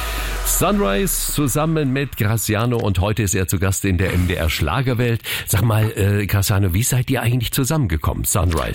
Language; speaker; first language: German; native; German